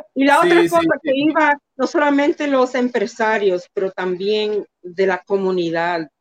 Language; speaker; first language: Spanish; early bilingual, heritage; Spanish